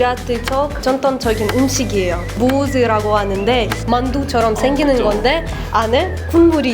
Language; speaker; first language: Korean; non-native, fluent; Russian